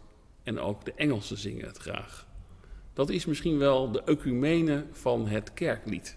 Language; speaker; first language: Dutch; native; Dutch